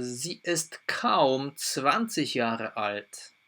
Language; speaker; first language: German; non-native, fluent; Polish